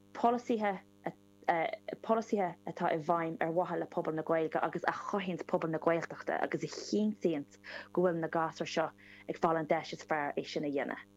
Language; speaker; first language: Irish; non-native, local second language; English